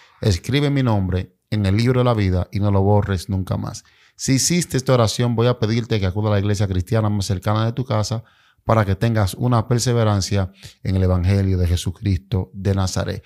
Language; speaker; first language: Spanish; native; Spanish